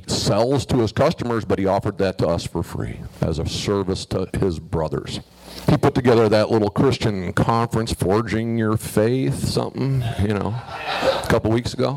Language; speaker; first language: English; native; English